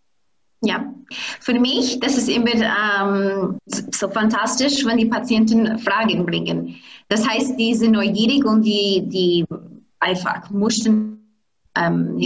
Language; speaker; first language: German; non-native, fluent; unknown